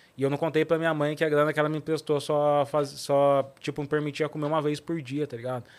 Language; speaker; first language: Portuguese; native; Portuguese